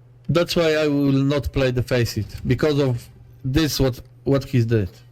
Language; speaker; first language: English; non-native, learner; Polish